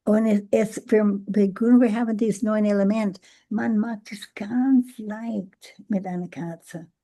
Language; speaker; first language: German; non-native, learner; English